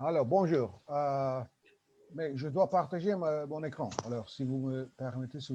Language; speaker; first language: French; non-native, learner; Turkish